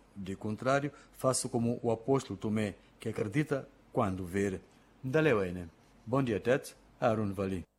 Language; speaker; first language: Portuguese; non-native, local second language; Makhuwa